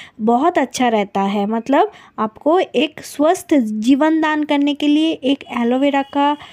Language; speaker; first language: Hindi; non-native, local second language; Bangla